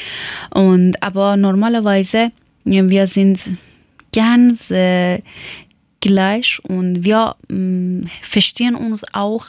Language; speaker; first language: German; non-native, learner; Persian